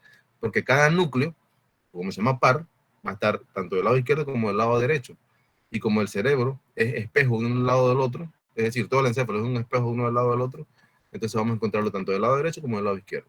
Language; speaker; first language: Spanish; native; Spanish